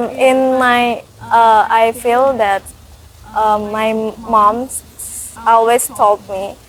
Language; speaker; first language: English; non-native, learner; Indonesian